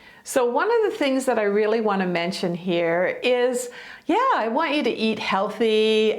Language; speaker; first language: English; native; English